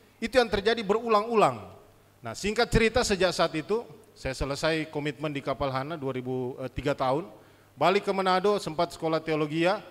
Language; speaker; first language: Indonesian; native; Indonesian